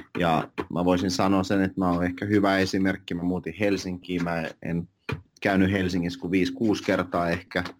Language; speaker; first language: Finnish; early bilingual, other home language; Russian